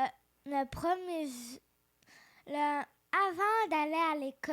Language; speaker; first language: French; early bilingual, other home language; Ukrainian